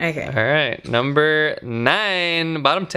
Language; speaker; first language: English; native; English